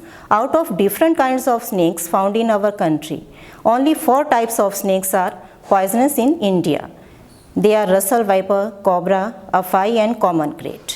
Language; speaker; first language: English; non-native, local second language; Gujarati